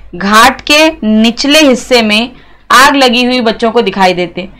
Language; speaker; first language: Hindi; non-native, local second language; Marathi